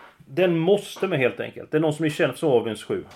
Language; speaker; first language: Swedish; native; Swedish